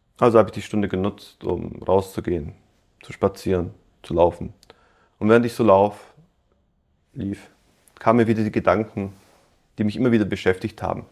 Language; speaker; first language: German; native; German